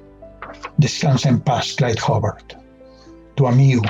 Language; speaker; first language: Spanish; native; Spanish